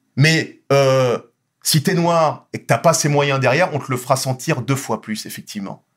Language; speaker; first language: French; native; French